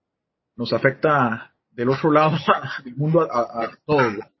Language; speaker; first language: Spanish; native; Spanish